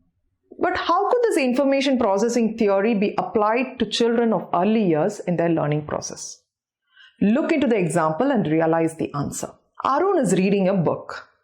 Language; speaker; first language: English; non-native, local second language; Tamil